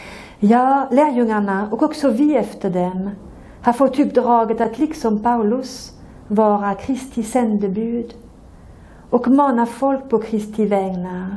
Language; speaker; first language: Swedish; non-native, fluent; French